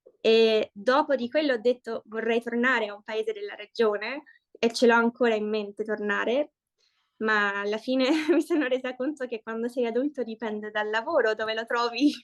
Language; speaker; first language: Italian; early bilingual, heritage; Italian